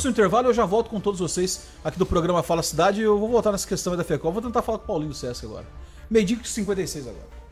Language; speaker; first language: Portuguese; native; Portuguese